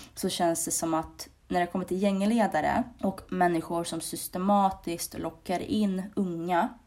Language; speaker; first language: Swedish; early bilingual, other home language; Hungarian